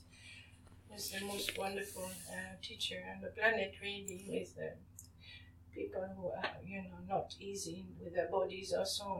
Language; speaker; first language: English; non-native, fluent; French